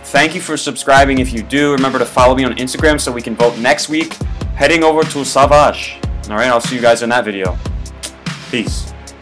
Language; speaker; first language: English; native; English